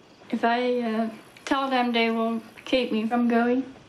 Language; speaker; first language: English; early bilingual, other home language; Pennsylvania German